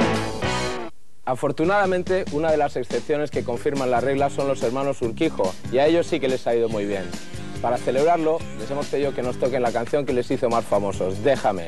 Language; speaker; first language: Spanish; native; Spanish